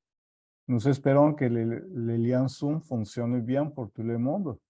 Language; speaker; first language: French; non-native, fluent; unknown